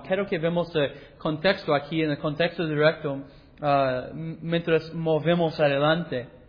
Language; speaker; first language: Spanish; non-native, learner; English